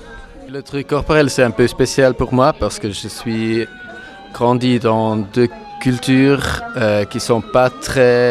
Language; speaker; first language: French; non-native, local second language; German